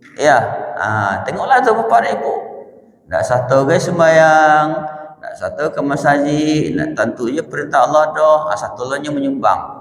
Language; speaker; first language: Malay; non-native, local second language; Minangkabau